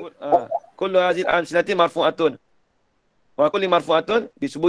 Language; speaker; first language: Arabic; non-native, fluent; Malay